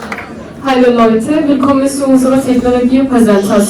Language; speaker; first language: German; non-native, learner; Turkish